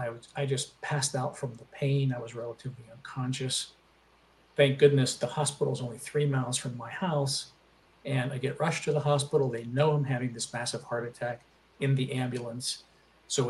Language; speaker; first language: English; native; English